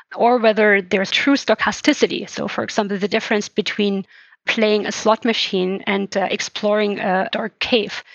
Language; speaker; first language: English; non-native, fluent; German